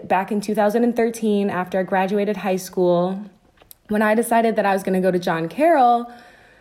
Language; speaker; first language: English; native; English